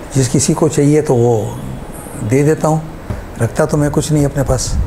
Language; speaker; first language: Hindi; non-native, local second language; Gujarati